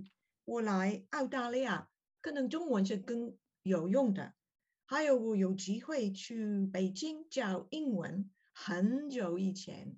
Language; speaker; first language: Chinese; non-native, learner; English